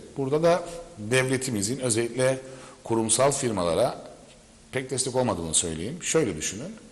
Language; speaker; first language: Turkish; native; Turkish